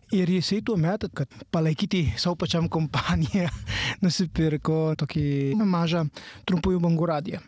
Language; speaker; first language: Lithuanian; non-native, fluent; Italian